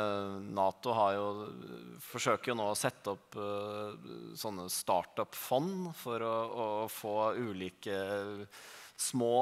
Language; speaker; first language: Norwegian; native; Norwegian